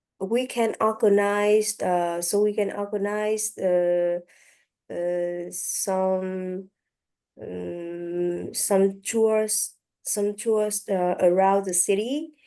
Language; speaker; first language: English; non-native, learner; French